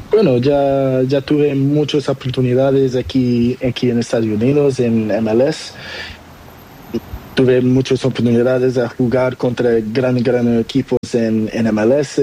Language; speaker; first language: Spanish; non-native, learner; Portuguese